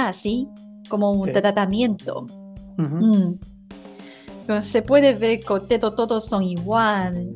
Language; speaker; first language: Spanish; non-native, learner; Chinese